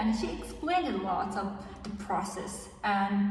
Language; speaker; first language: English; non-native, learner; Kazakh